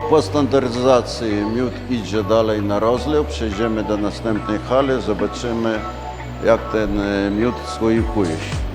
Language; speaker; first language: Polish; non-native, learner; Ukrainian